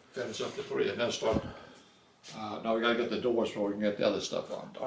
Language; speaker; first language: English; non-native, fluent; Swedish